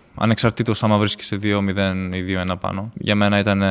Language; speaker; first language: Greek; native; Greek